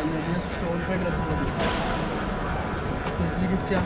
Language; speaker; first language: Russian; non-native, learner; Arabic